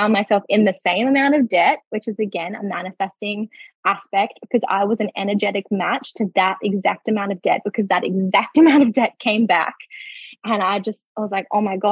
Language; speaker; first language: English; native; English